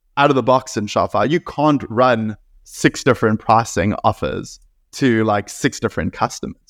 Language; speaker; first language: English; native; English